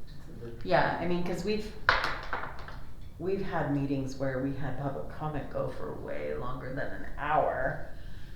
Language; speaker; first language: English; native; English